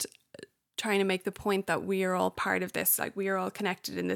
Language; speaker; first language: English; native; English